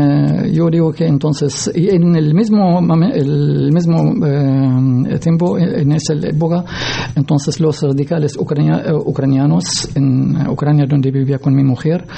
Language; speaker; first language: Spanish; non-native, learner; Arabic